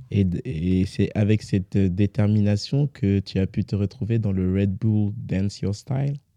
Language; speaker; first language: French; native; French